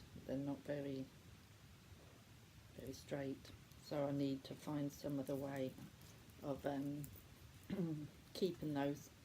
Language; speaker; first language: English; native; English